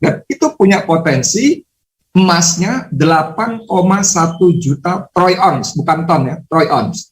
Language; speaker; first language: Indonesian; native; Indonesian